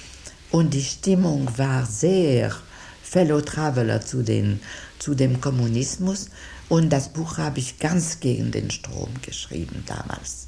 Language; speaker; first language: German; non-native, fluent; French